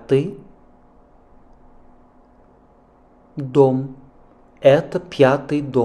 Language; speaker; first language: Russian; non-native, fluent; French